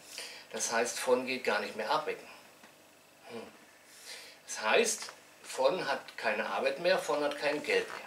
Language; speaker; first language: German; native; German